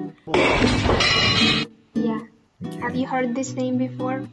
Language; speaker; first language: English; non-native, fluent; Tatar